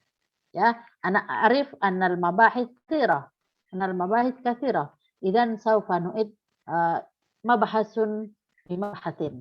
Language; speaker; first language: Arabic; non-native, fluent; Indonesian